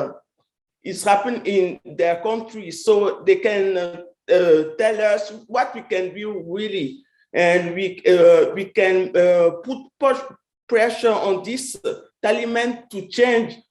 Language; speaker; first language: English; non-native, fluent; French